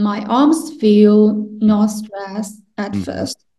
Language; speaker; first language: English; non-native, fluent; Chinese